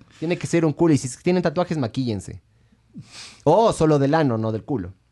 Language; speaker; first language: Spanish; native; Spanish